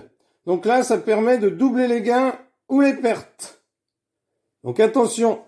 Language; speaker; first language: French; native; French